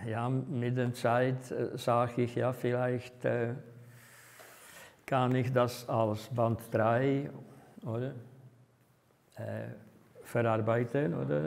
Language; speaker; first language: German; non-native, fluent; Czech